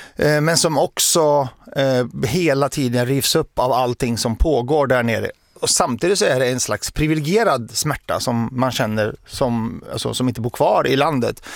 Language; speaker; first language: Swedish; early bilingual, other home language; Arabic